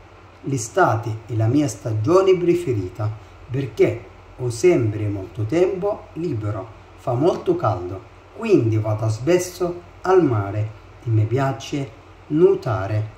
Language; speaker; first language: Italian; non-native, fluent; Arabic